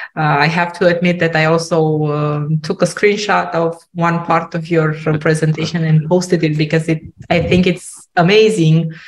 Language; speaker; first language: English; non-native, fluent; Romanian